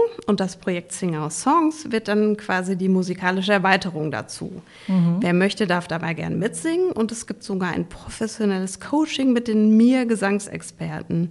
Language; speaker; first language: German; native; German